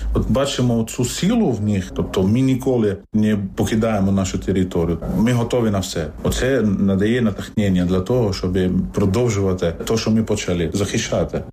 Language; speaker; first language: Ukrainian; non-native, fluent; Arabic